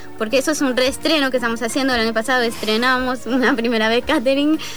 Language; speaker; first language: Spanish; non-native, fluent; French